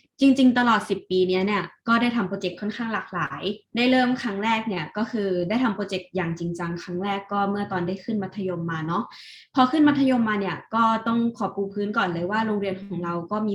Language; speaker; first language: Thai; native; Thai